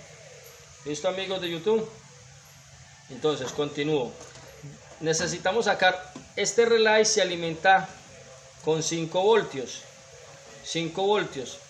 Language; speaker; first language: Spanish; native; Spanish